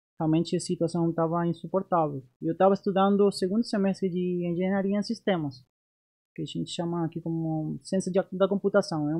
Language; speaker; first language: Portuguese; non-native, fluent; Spanish